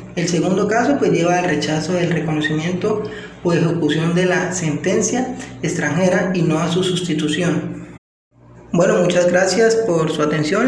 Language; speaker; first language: Spanish; native; Spanish